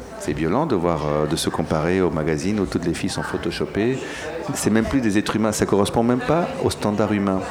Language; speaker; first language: French; early bilingual, other home language; Spanish